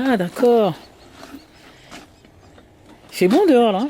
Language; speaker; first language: French; native; French